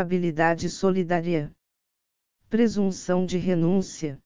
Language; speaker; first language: Portuguese; native; Portuguese